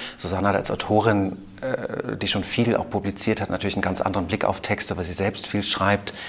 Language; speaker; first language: German; native; German